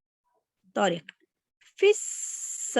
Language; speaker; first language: Arabic; non-native, learner; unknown